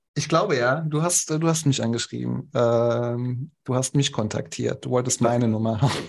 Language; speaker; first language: German; non-native, local second language; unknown